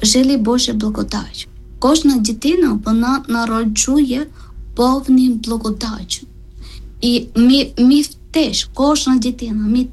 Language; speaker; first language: Ukrainian; non-native, learner; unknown